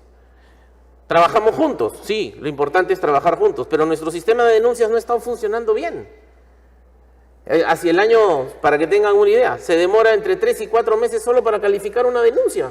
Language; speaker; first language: Spanish; native; Spanish